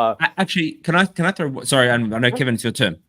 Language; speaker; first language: English; native; English